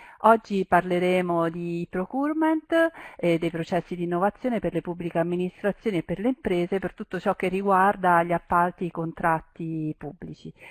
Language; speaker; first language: Italian; native; Italian